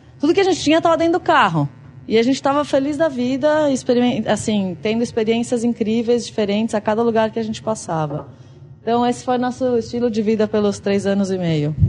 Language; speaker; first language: Portuguese; native; Portuguese